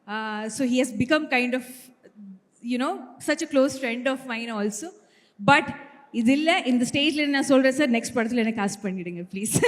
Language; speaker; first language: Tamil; non-native, learner; Malayalam